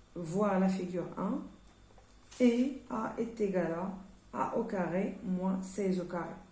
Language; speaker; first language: French; non-native, local second language; Arabic